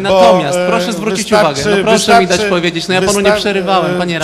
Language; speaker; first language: Polish; native; Polish